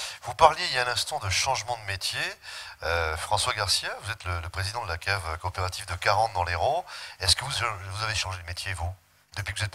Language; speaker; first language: French; native; French